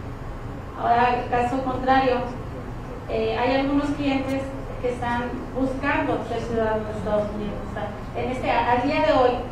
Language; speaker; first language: Spanish; native; Spanish